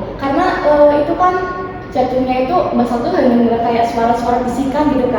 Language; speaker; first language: Indonesian; native; Indonesian